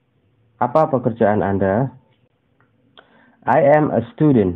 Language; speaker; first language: Indonesian; native; Indonesian